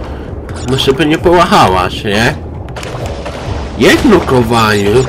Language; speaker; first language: Polish; non-native, learner; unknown